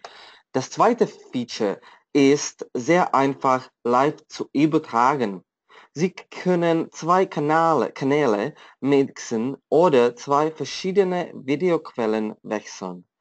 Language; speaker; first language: German; non-native, fluent; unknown